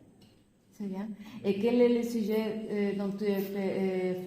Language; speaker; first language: French; non-native, fluent; Spanish